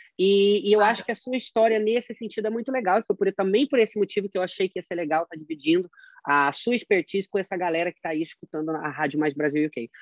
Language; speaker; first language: Portuguese; native; Portuguese